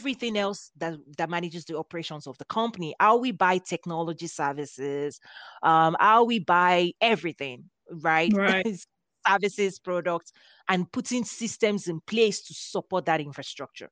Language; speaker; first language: English; non-native, local second language; Yoruba